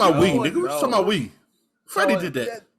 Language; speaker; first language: English; native; English